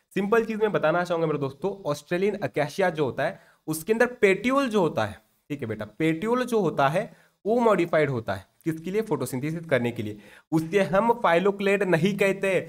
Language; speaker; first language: Hindi; non-native, local second language; Marathi